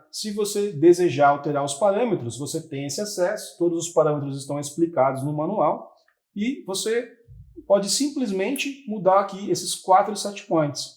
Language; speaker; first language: Portuguese; native; Portuguese